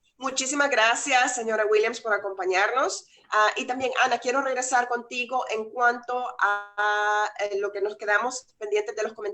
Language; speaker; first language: Spanish; native; Spanish